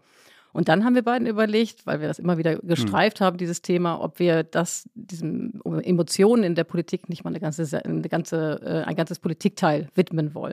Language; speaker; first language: German; native; German